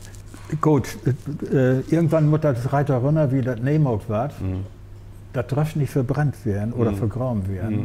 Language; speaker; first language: German; native; German